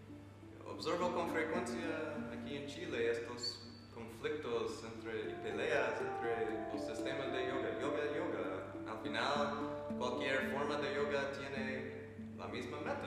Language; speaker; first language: Spanish; non-native, fluent; English